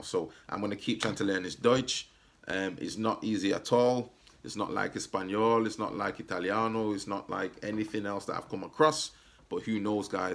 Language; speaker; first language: English; native; English